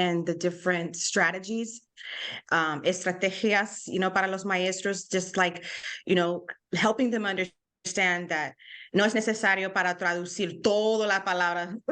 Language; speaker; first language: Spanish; non-native, learner; English